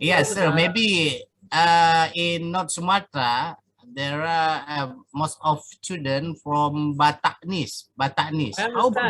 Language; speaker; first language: English; non-native, fluent; Indonesian